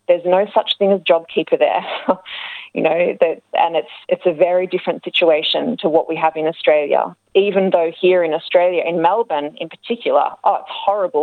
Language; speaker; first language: English; native; English